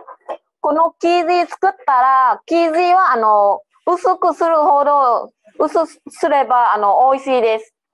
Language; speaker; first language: Japanese; non-native, learner; Vietnamese